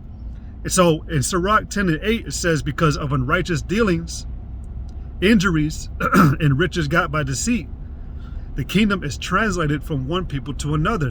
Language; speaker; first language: English; native; English